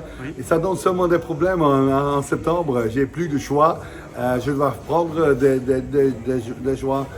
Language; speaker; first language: French; non-native, fluent; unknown